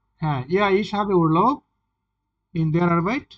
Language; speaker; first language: German; non-native, learner; Bangla